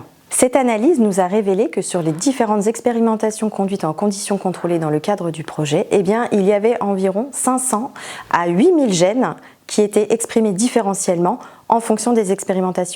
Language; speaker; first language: French; native; French